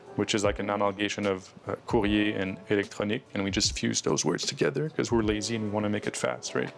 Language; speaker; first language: English; native; English